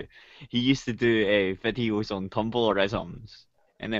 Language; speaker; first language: English; native; English